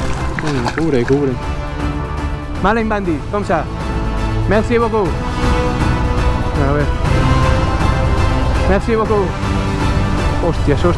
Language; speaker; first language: French; non-native, learner; Spanish